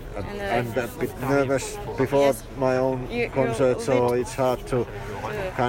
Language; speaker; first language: English; non-native, fluent; Finnish